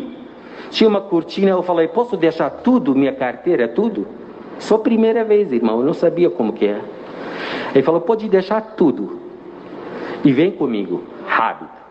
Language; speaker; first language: Portuguese; non-native, fluent; Arabic